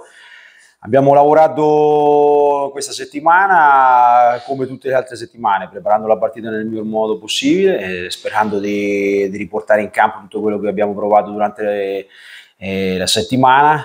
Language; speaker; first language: Italian; native; Italian